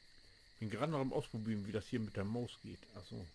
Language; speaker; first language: German; native; German